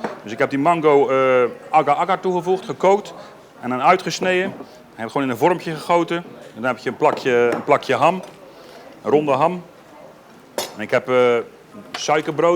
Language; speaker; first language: Dutch; native; Dutch